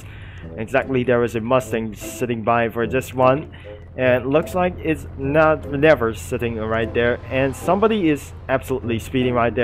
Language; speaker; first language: English; non-native, learner; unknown